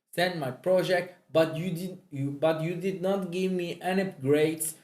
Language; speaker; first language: English; non-native, fluent; Turkish